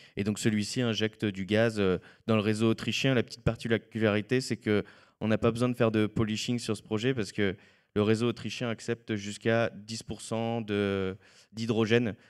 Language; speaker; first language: French; native; French